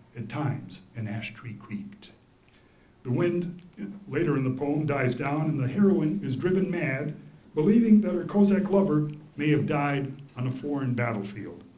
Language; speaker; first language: English; early bilingual, other home language; Ukrainian